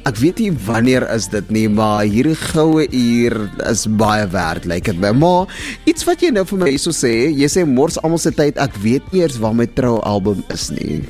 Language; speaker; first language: Afrikaans; non-native, local second language; Southern Sotho